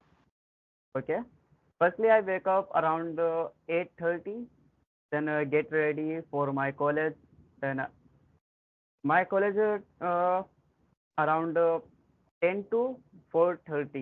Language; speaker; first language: English; non-native, learner; Hindi